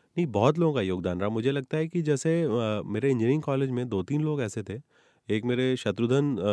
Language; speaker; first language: Hindi; native; Hindi